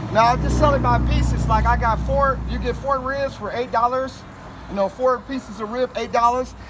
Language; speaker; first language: English; native; English